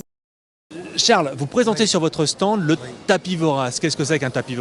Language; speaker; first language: French; native; French